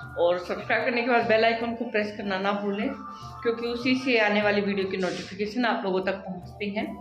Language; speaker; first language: Hindi; native; Hindi